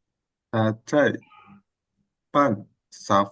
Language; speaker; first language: Chinese; non-native, learner; Indonesian